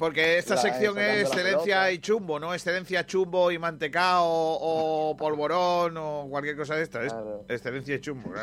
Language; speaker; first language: Spanish; native; Spanish